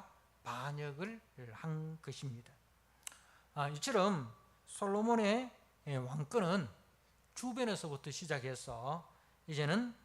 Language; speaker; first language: Korean; native; Korean